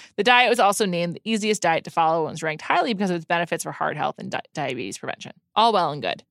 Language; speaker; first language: English; native; English